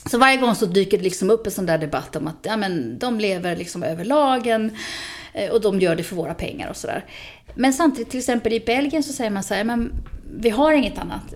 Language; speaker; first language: Swedish; native; Swedish